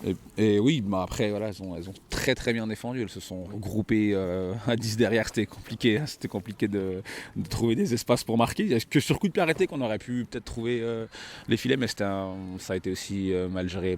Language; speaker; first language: French; native; French